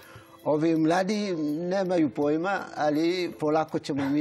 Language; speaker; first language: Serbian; non-native, fluent; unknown